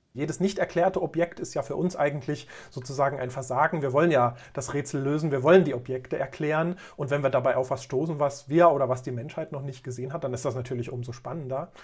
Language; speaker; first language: German; native; German